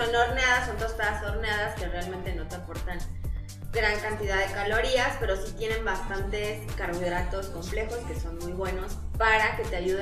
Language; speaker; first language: Spanish; native; Spanish